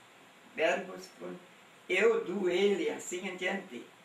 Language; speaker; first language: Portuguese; non-native, local second language; German